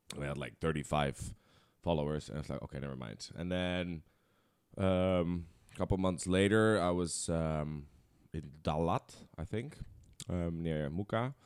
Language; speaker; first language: English; non-native, fluent; Dutch